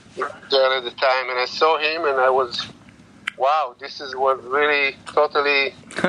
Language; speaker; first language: English; non-native, learner; Hebrew